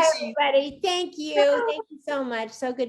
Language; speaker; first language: English; native; English